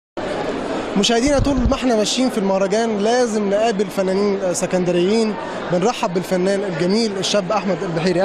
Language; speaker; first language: Arabic; native; Arabic